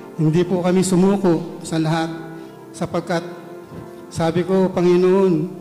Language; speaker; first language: Filipino; native; Filipino